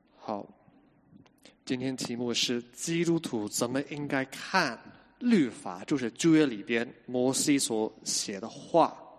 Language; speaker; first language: Chinese; non-native, fluent; English